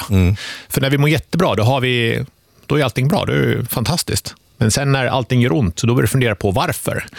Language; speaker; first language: Swedish; early bilingual, other home language; Finnish